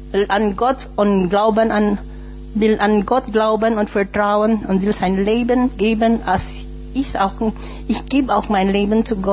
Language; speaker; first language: German; non-native, learner; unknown